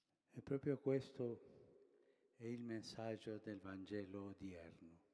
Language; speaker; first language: Italian; early bilingual, heritage; Spanish